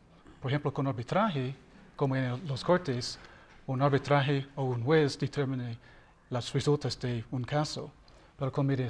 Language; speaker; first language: Spanish; non-native, learner; English